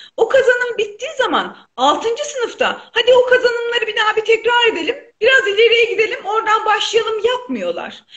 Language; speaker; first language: Turkish; native; Turkish